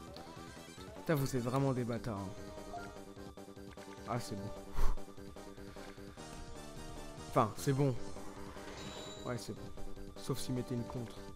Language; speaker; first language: French; native; French